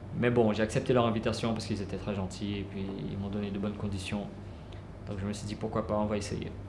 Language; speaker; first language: French; early bilingual, other home language; Portuguese